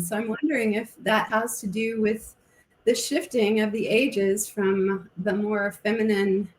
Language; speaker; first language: English; native; English